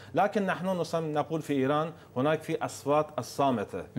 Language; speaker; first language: Arabic; non-native, fluent; Persian